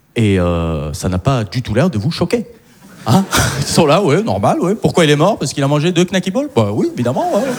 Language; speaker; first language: French; native; French